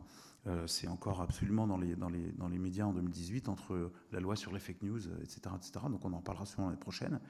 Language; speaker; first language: French; native; French